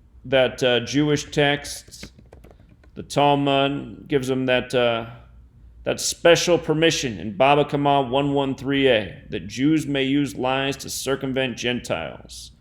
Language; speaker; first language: English; native; English